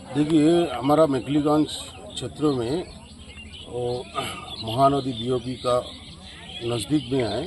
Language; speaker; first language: Hindi; non-native, local second language; Bangla